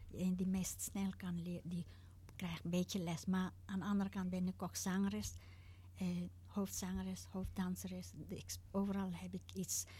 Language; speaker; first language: Dutch; non-native, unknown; Tibetan